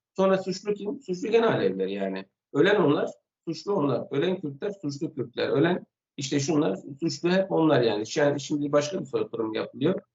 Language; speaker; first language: Turkish; non-native, local second language; Kurdish